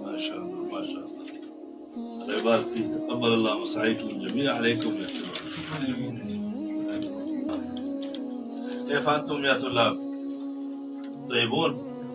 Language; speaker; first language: Arabic; non-native, fluent; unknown